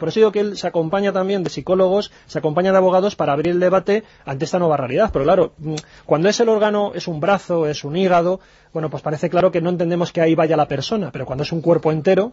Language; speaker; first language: Spanish; native; Spanish